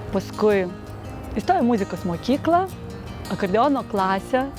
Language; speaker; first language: Lithuanian; non-native, local second language; Polish